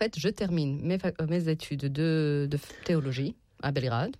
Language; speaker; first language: French; non-native, fluent; Serbian